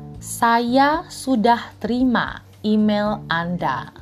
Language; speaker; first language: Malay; non-native, fluent; Chinese